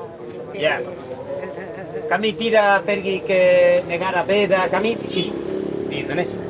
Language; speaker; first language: Indonesian; non-native, learner; Spanish